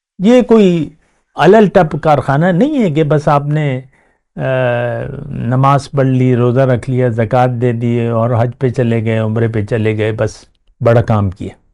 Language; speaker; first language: Urdu; non-native, local second language; Pashto